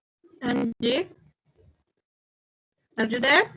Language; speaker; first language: English; non-native, fluent; Spanish